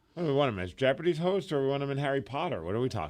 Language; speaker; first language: English; native; English